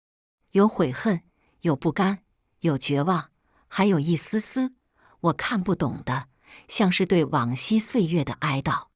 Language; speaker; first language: Chinese; native; Chinese